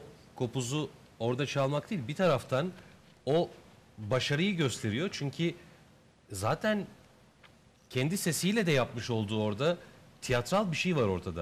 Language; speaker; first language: Turkish; native; Turkish